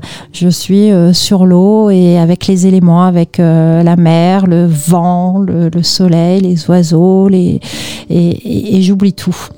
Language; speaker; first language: French; native; French